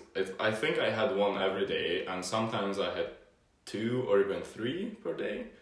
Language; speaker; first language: English; non-native, fluent; Hungarian